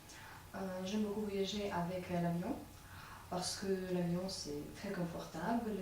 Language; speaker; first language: French; non-native, fluent; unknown